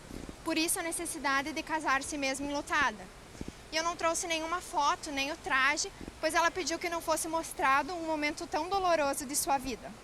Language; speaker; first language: Portuguese; native; Portuguese